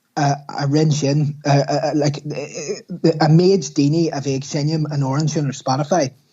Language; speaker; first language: Irish; non-native, local second language; English